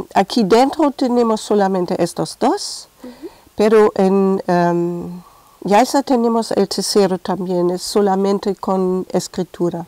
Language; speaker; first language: Spanish; non-native, fluent; German